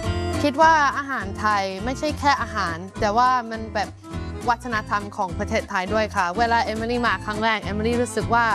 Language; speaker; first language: Thai; non-native, fluent; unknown